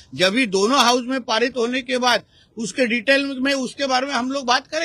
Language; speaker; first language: Hindi; non-native, local second language; Marathi